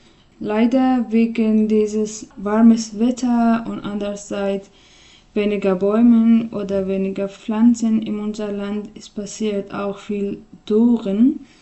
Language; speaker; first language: German; non-native, learner; Persian